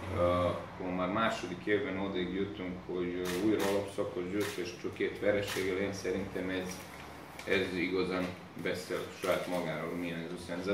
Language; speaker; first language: Hungarian; non-native, fluent; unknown